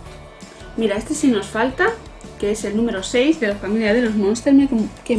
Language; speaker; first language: Spanish; native; Spanish